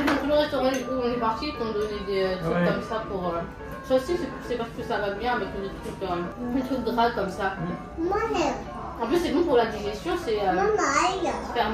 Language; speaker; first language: French; native; French